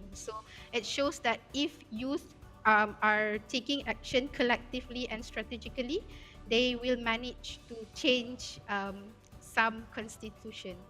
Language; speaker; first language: English; non-native, fluent; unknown